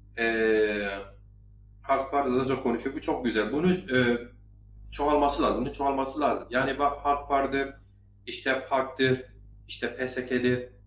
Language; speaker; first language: Turkish; non-native, local second language; Zaza